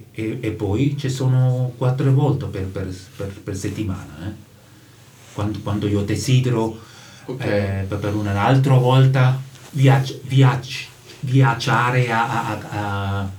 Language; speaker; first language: Italian; non-native, local second language; German